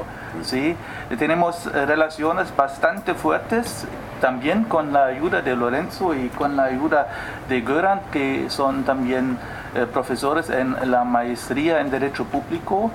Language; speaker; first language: Spanish; non-native, fluent; German